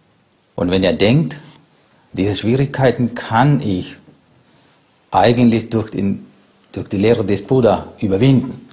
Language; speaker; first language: German; non-native, fluent; Sinhala